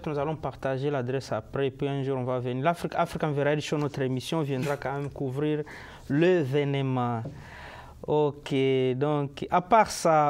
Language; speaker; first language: French; native; French